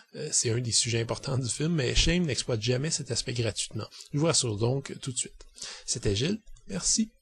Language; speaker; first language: French; native; French